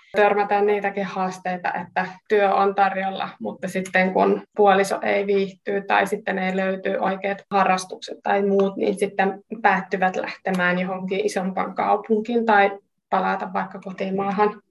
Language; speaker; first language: Finnish; non-native, fluent; Hungarian